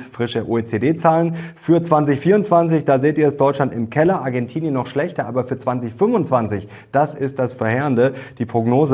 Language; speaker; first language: German; native; German